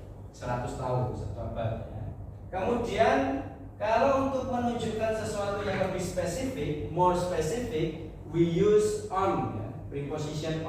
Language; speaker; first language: Indonesian; native; Indonesian